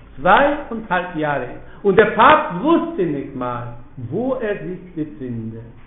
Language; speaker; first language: German; non-native, fluent; Polish